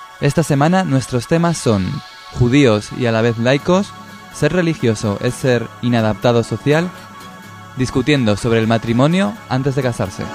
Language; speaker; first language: Spanish; native; Spanish